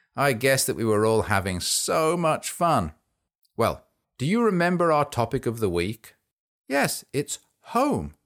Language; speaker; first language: English; native; English